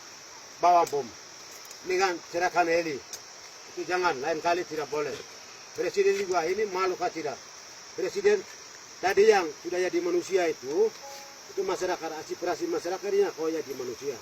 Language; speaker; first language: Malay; non-native, local second language; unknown